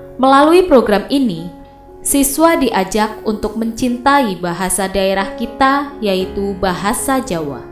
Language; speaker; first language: Indonesian; non-native, local second language; Javanese